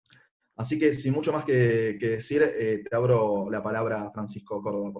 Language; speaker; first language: Spanish; native; Spanish